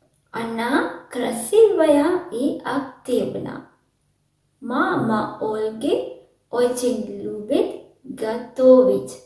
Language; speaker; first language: Russian; non-native, learner; Sinhala